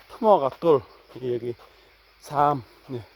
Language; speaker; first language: Korean; non-native, fluent; Khmer